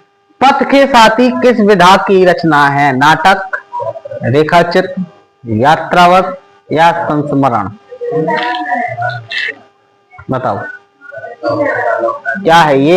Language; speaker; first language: Hindi; native; Hindi